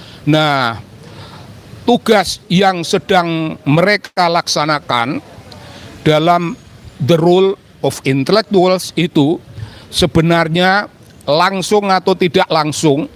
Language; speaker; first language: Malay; non-native, local second language; Javanese